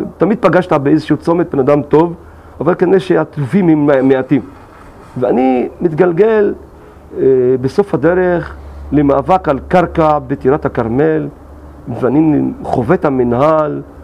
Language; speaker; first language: Hebrew; non-native, local second language; Arabic